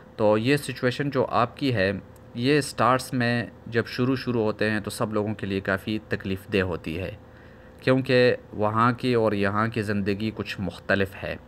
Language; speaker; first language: Urdu; non-native, local second language; Pashto